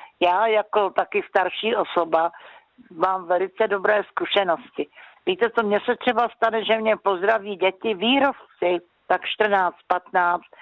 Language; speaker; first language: Czech; native; Czech